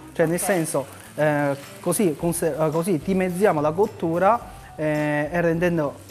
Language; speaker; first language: Italian; non-native, fluent; Chinese